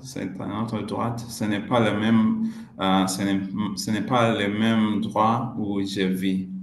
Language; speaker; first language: French; non-native, learner; Swahili